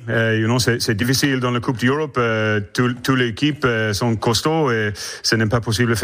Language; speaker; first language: French; non-native, learner; English